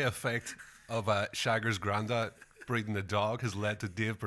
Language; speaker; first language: English; native; English